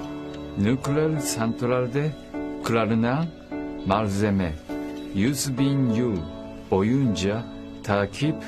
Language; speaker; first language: Turkish; non-native, learner; Japanese